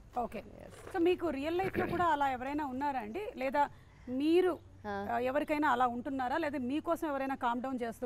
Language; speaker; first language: Telugu; native; Telugu